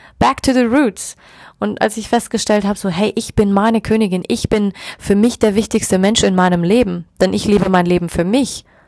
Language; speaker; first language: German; native; German